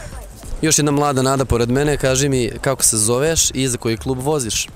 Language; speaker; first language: Serbian; native; Serbian